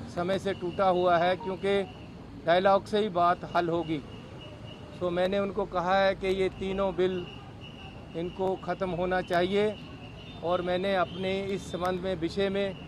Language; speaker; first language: Hindi; non-native, local second language; Punjabi